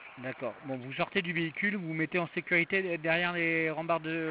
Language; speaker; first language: French; native; French